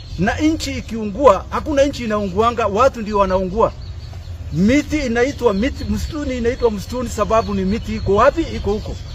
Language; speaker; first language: Swahili; non-native, local second language; Kikuyu